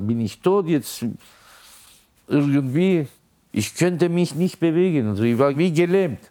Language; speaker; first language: German; non-native, fluent; Turkish